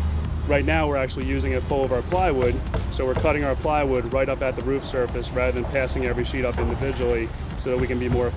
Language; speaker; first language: English; native; English